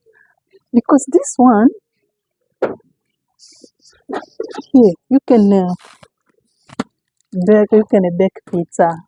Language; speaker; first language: English; non-native, fluent; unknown